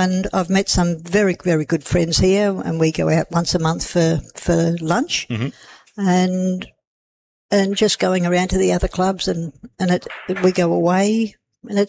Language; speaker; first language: English; native; English